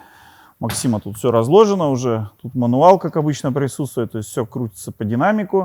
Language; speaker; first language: Russian; native; Russian